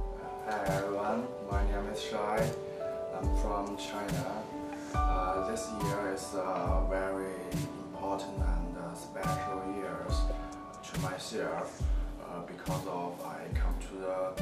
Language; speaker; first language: English; non-native, learner; Chinese